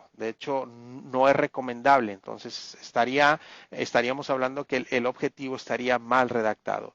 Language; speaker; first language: Spanish; native; Spanish